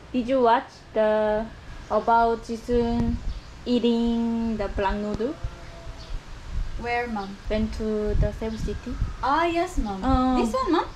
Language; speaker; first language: English; non-native, learner; Korean